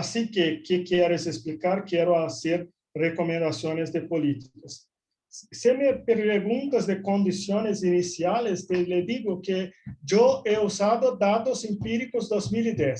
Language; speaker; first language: Spanish; non-native, fluent; Portuguese